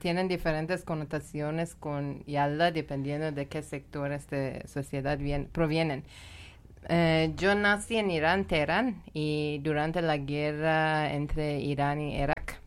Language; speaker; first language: Spanish; non-native, learner; Persian